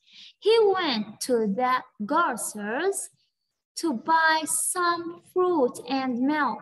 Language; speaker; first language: English; non-native, fluent; Arabic